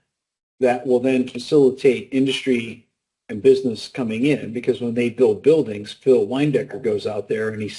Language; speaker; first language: English; native; English